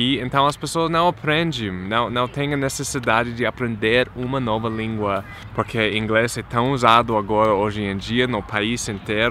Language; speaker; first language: Portuguese; non-native, fluent; English